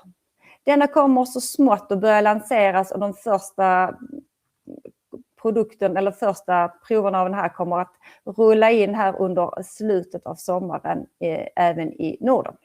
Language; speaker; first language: Swedish; native; Swedish